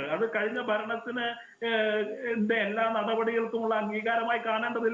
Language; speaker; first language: Malayalam; native; Malayalam